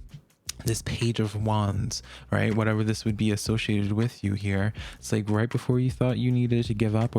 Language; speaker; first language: English; native; English